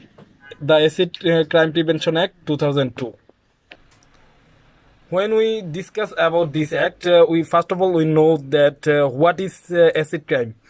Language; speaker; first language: English; non-native, learner; Bangla